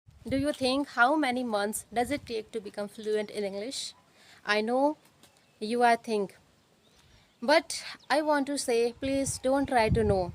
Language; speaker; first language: English; non-native, learner; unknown